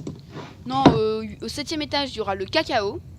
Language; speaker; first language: French; native; French